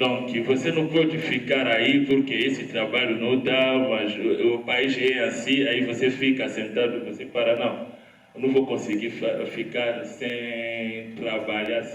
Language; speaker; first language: Portuguese; non-native, learner; Lingala